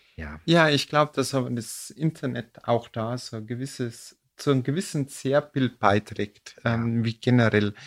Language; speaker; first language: German; native; German